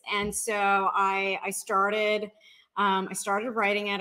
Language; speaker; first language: English; native; English